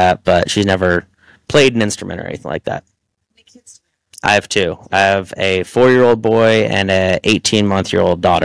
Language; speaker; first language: English; native; English